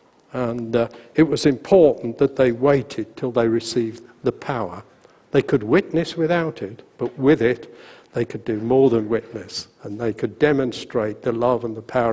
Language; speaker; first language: English; native; English